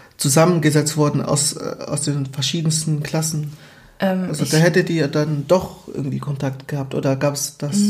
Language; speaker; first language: German; early bilingual, other home language; Portuguese